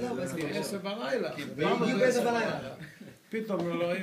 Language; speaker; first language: Hebrew; non-native, fluent; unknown